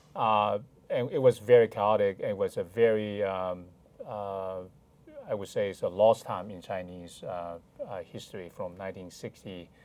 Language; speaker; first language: English; non-native, fluent; Chinese